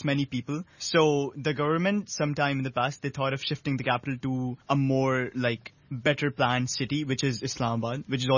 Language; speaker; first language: English; non-native, local second language; Urdu